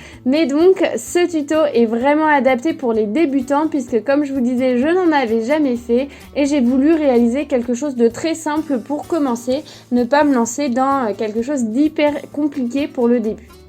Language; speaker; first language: French; native; French